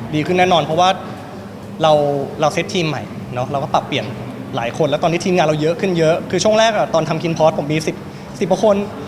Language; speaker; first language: Thai; native; Thai